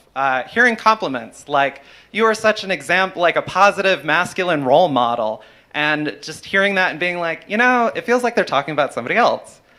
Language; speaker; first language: English; native; English